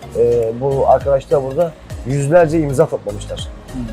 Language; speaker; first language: Turkish; native; Turkish